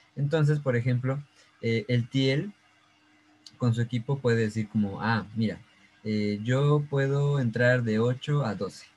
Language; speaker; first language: Spanish; native; Spanish